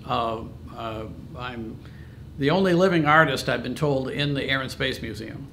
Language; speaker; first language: English; native; English